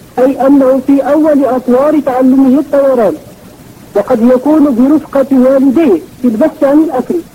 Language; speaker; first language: Arabic; native; Arabic